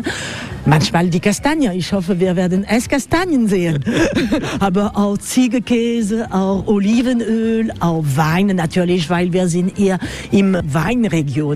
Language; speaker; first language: German; non-native, learner; French